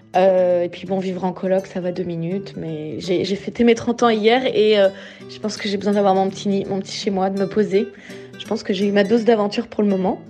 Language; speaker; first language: French; native; French